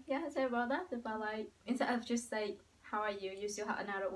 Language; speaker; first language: English; non-native, learner; Vietnamese